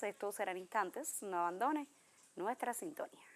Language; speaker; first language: Spanish; native; Spanish